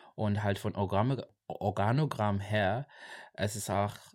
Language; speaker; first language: German; non-native, learner; Xhosa